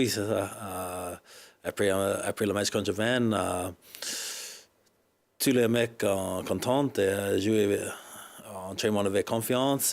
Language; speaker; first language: French; non-native, learner; English